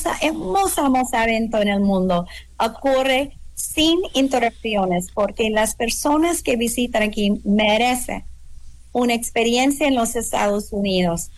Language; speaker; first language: Spanish; non-native, learner; English